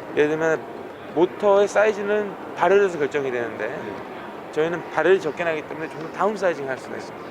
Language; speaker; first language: Korean; native; Korean